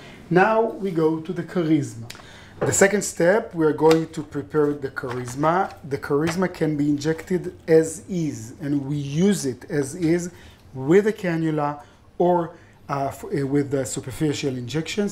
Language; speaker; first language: English; non-native, fluent; Hebrew